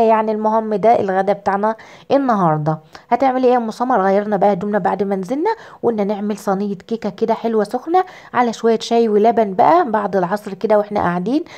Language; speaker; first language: Arabic; native; Arabic